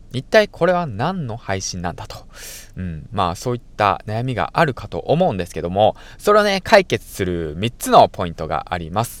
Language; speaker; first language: Japanese; native; Japanese